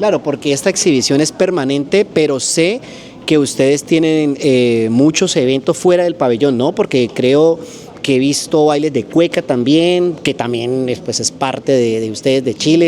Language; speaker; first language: Spanish; native; Spanish